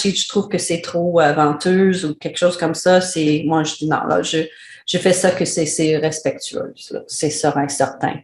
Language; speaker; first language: French; non-native, learner; English